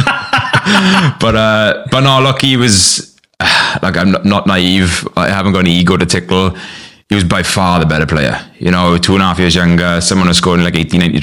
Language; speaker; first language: English; native; English